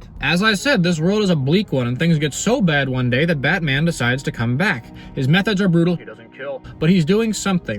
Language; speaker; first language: English; native; English